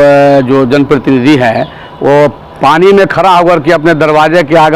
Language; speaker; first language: Hindi; native; Hindi